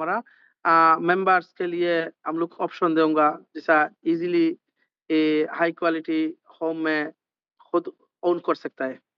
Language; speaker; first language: Hindi; non-native, learner; Bangla